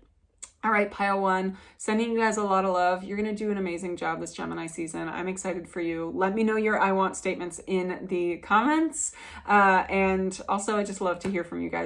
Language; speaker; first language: English; native; English